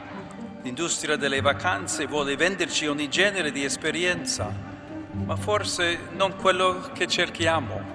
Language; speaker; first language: Italian; non-native, fluent; English